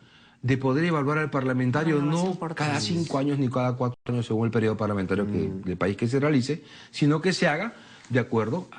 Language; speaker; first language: Spanish; native; Spanish